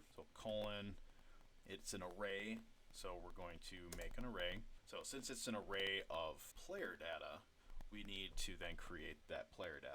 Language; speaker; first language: English; native; English